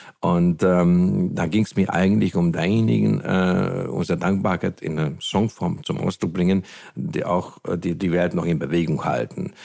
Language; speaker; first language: German; non-native, fluent; Hungarian